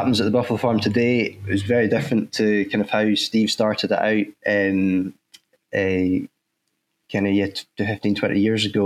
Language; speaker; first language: English; native; English